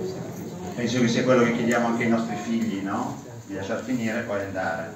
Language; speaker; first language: Italian; native; Italian